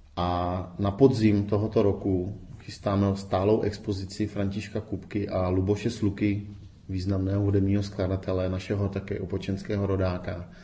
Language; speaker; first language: Czech; native; Czech